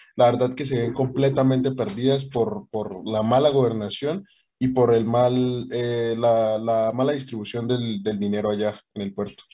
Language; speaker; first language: Spanish; native; Spanish